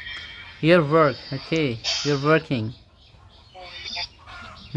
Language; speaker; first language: English; non-native, fluent; Bangla